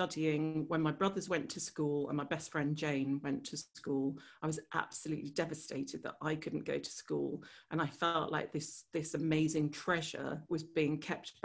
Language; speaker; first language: English; native; English